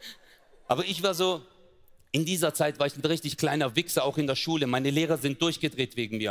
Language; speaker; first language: German; early bilingual, other home language; Turkish